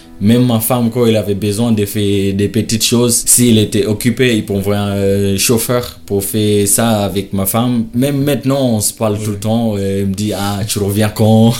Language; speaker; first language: French; non-native, learner; Shona